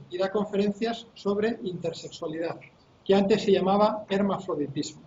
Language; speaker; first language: Spanish; native; Spanish